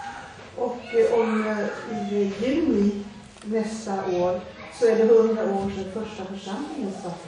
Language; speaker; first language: Swedish; early bilingual, other home language; Portuguese